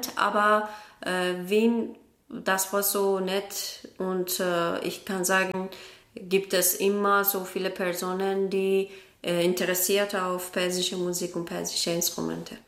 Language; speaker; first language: German; non-native, learner; Persian